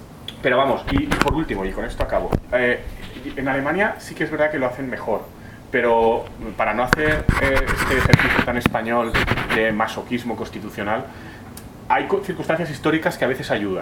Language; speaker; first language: Spanish; native; Spanish